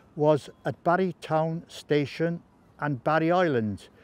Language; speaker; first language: English; native; English